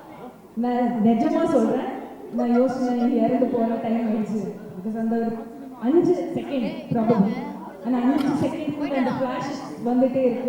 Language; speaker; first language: Tamil; non-native, learner; Malayalam